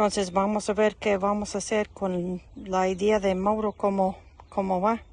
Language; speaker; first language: Spanish; early bilingual, heritage; English